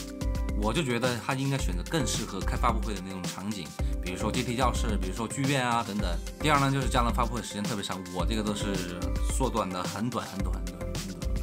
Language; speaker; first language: Chinese; native; Chinese